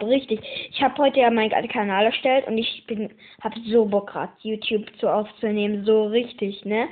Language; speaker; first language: German; native; German